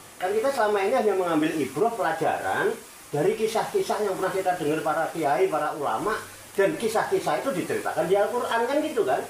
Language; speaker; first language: Indonesian; non-native, local second language; Javanese